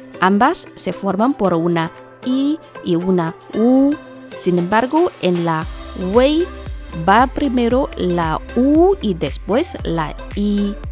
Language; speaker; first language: Spanish; non-native, fluent; Chinese